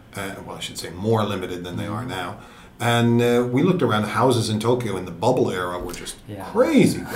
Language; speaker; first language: English; native; English